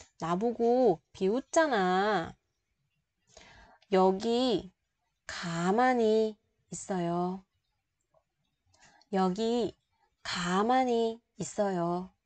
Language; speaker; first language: Korean; non-native, fluent; Vietnamese